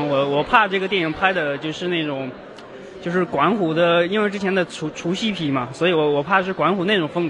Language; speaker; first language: Chinese; native; Chinese